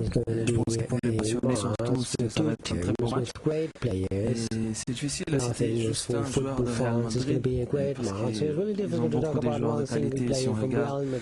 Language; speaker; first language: French; non-native, fluent; Portuguese